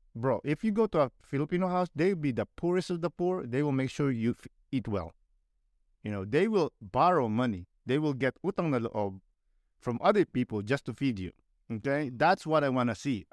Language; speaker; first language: English; non-native, local second language; Filipino